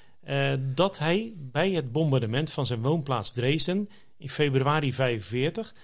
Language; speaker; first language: Dutch; native; Dutch